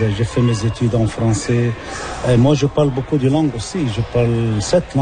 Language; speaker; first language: French; non-native, local second language; Arabic